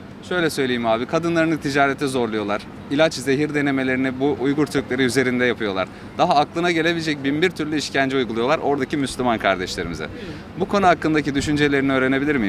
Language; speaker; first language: Turkish; native; Turkish